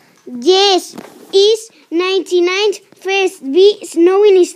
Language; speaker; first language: English; non-native, learner; Spanish